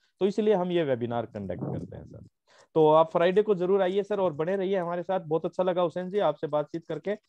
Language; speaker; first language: Hindi; native; Hindi